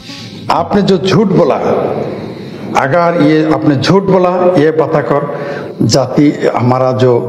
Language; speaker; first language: Hindi; non-native, fluent; Bangla